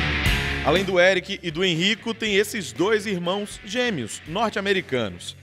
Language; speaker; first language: Portuguese; native; Portuguese